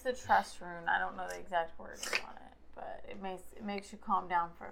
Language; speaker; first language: English; native; English